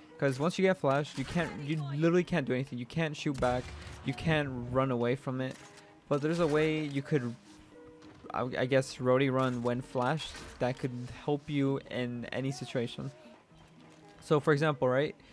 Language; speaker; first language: English; early bilingual, other home language; Spanish